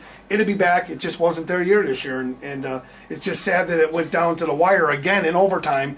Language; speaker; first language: English; native; English